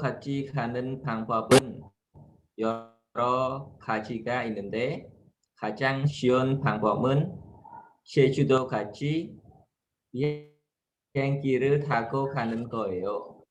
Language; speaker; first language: Korean; non-native, learner; Khmer